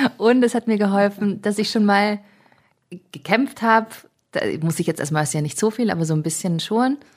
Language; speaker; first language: German; early bilingual, other home language; English